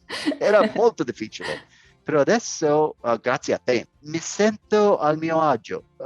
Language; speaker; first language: Italian; non-native, learner; English